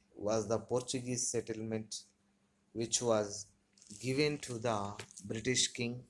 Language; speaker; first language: English; non-native, local second language; Telugu